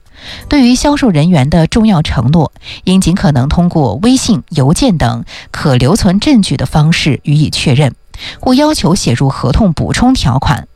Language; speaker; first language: Chinese; native; Chinese